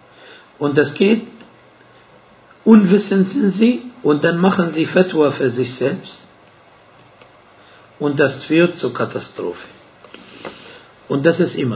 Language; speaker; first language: German; non-native, fluent; Arabic